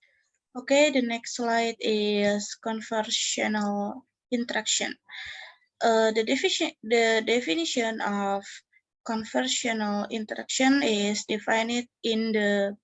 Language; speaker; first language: English; non-native, learner; Indonesian